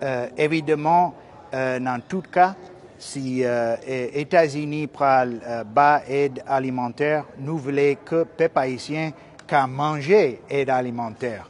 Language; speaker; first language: Haitian Creole; non-native, fluent; English